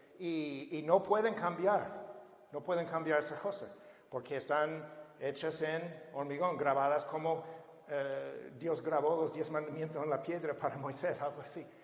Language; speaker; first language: Spanish; non-native, fluent; English